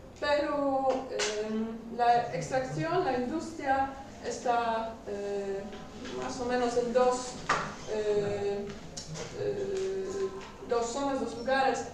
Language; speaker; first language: Spanish; non-native, learner; Polish